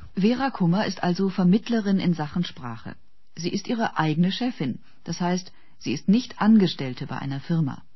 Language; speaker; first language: German; native; German